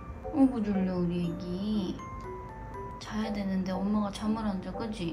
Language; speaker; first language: Korean; native; Korean